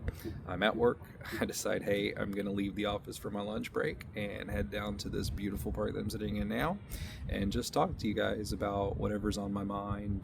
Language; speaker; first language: English; native; English